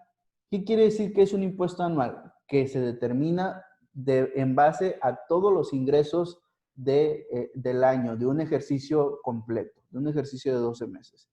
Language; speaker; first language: Spanish; native; Spanish